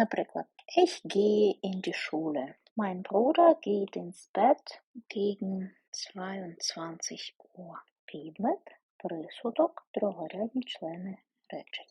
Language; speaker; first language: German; non-native, fluent; Ukrainian